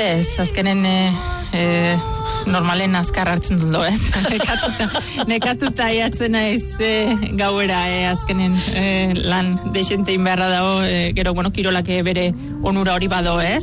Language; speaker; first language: Basque; native; Basque